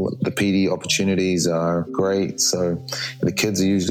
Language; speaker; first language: English; native; English